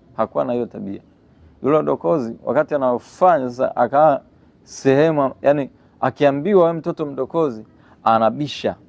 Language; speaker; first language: Swahili; native; Swahili